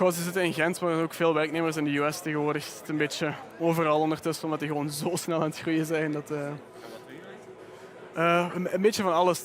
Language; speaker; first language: Dutch; native; Dutch